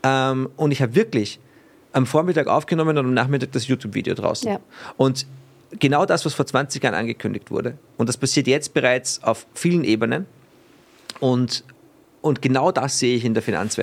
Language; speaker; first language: German; native; German